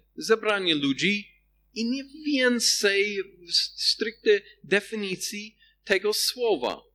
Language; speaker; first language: Polish; non-native, fluent; English